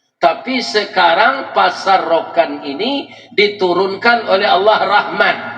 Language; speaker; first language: Malay; non-native, local second language; Minangkabau